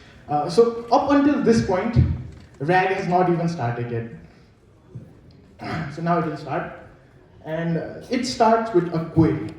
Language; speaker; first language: English; non-native, local second language; Nepali